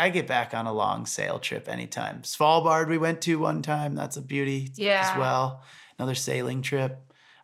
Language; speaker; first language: English; native; English